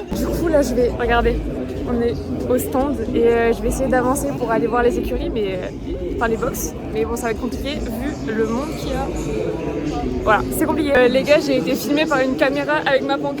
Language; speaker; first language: French; native; French